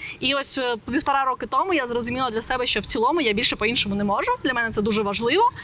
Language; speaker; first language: Ukrainian; non-native, local second language; Russian